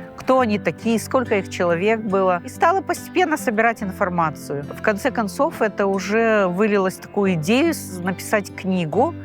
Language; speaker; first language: Russian; non-native, local second language; Gagauz